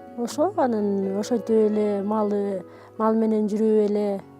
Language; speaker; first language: Kyrgyz; non-native, local second language; Russian